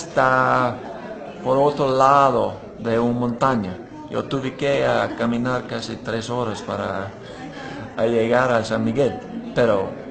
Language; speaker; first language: Spanish; non-native, fluent; English